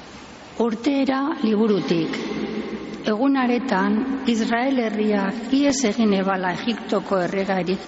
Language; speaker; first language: Basque; native; Basque